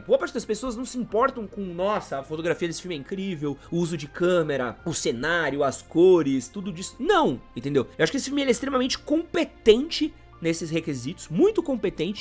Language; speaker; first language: Portuguese; native; Portuguese